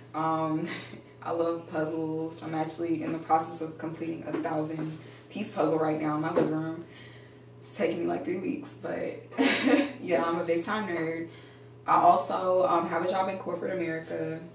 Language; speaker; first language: English; native; English